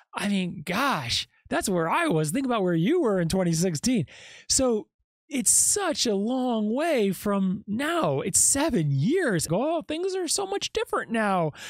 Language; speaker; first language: English; native; English